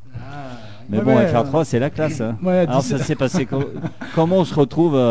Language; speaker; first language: French; native; French